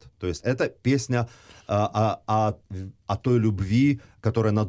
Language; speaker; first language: Russian; native; Russian